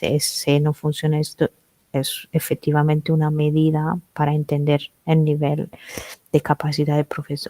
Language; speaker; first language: Spanish; non-native, fluent; Italian